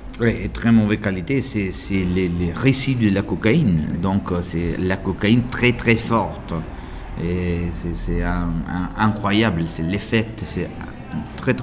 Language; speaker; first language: French; non-native, learner; Italian